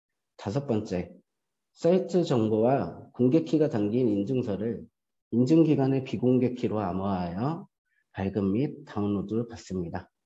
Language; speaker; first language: Korean; native; Korean